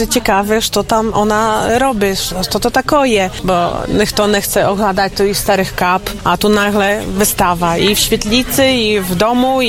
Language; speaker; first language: Polish; non-native, local second language; Ukrainian